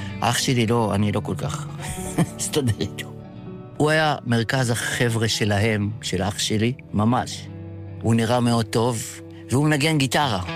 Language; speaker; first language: Hebrew; early bilingual, other home language; Yiddish